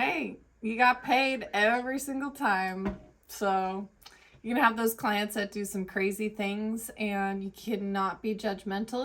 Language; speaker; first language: English; native; English